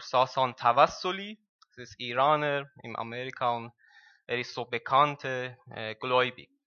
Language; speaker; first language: German; non-native, learner; Persian